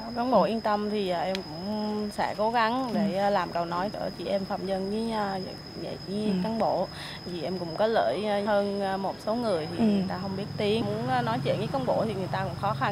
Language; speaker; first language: Vietnamese; non-native, fluent; Thai